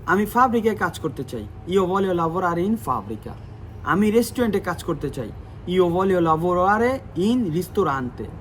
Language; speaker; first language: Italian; non-native, fluent; Bangla